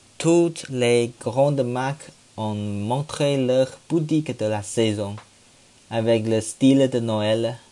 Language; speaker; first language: French; non-native, learner; Chinese